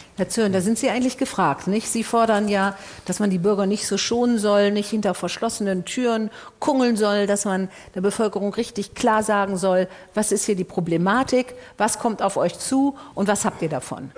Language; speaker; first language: German; native; German